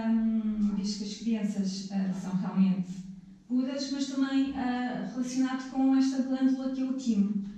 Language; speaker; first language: Portuguese; native; Portuguese